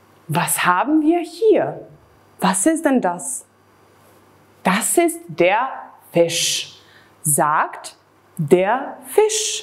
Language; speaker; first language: German; non-native, fluent; Serbian